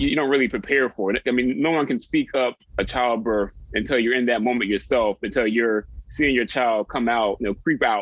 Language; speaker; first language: English; native; English